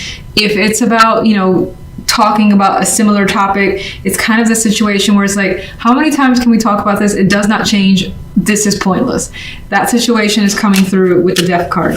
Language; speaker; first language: English; native; English